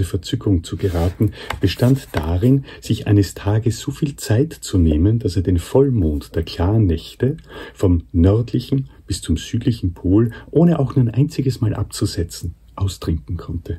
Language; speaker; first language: German; native; German